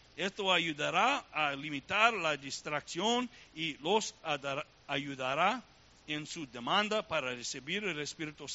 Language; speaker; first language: Spanish; non-native, learner; English